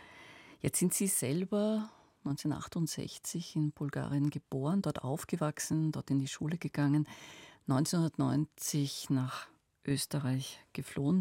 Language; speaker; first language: German; native; German